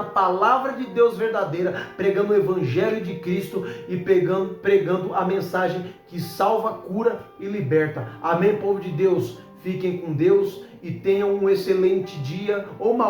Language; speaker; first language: Portuguese; native; Portuguese